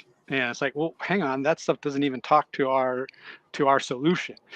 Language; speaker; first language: English; native; English